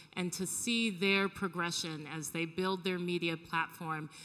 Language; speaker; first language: English; native; English